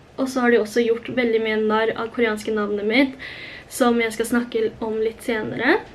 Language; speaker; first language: Norwegian; early bilingual, other home language; Korean